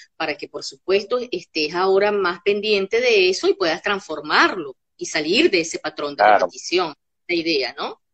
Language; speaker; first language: Spanish; native; Spanish